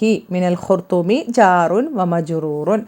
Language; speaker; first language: Arabic; non-native, fluent; Malayalam